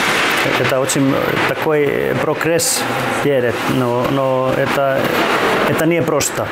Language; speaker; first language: Russian; non-native, learner; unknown